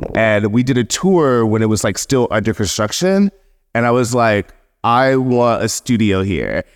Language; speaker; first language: English; native; English